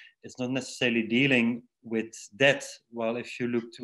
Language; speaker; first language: English; non-native, fluent; Dutch